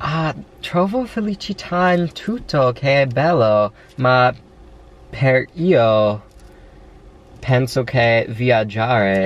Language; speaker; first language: Italian; non-native, learner; English